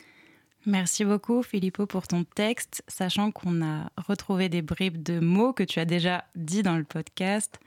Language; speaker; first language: French; native; French